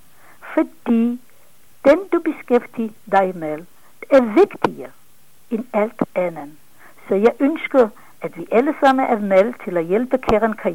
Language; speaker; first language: Danish; non-native, fluent; Hebrew